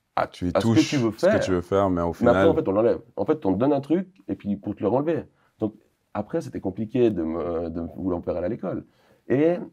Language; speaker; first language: French; native; French